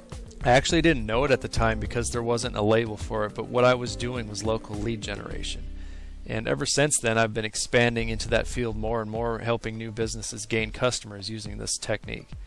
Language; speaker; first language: English; native; English